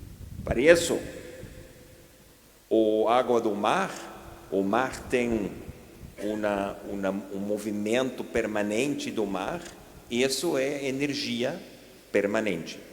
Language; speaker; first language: Portuguese; non-native, fluent; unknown